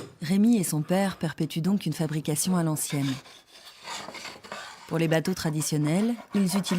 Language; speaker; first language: French; native; French